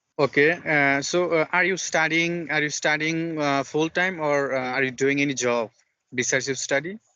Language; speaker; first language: English; non-native, fluent; Bangla